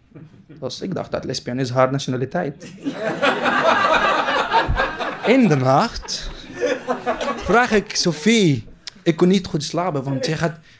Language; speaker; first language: Dutch; non-native, learner; Arabic